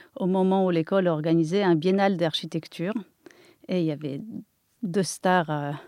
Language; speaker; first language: French; non-native, fluent; Polish